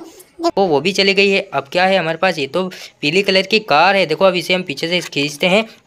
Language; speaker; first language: Hindi; native; Hindi